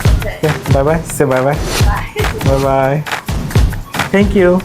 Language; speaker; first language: English; non-native, learner; Bangla